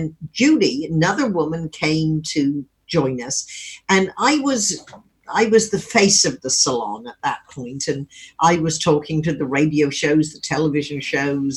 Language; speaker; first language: English; native; English